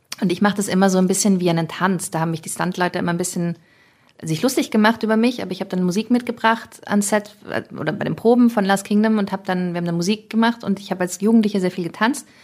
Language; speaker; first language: German; early bilingual, other home language; English